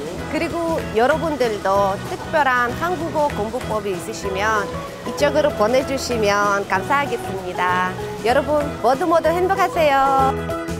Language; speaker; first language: Korean; non-native, fluent; Russian